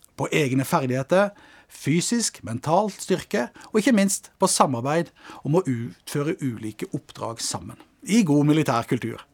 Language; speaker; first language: Norwegian; native; Norwegian